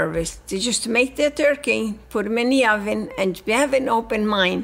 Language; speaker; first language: English; non-native, fluent; Italian